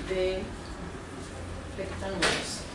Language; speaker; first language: Spanish; non-native, fluent; English